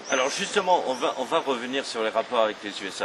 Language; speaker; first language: French; native; French